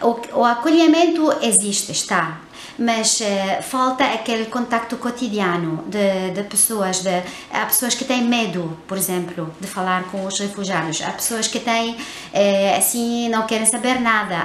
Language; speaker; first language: Portuguese; non-native, fluent; Arabic